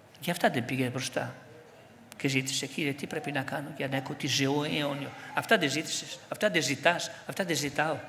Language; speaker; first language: Greek; non-native, fluent; Italian